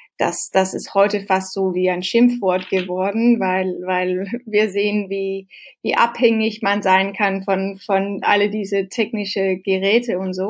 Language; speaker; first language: German; non-native, fluent; Danish